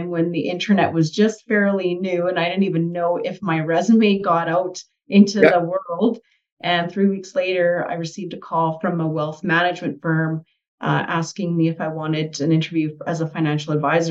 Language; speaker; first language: English; native; English